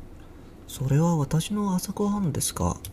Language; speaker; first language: Japanese; non-native, learner; English